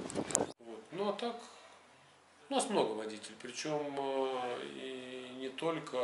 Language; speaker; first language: Russian; native; Russian